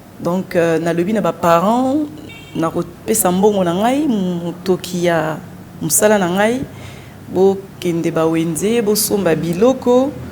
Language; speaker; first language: Lingala; native; Lingala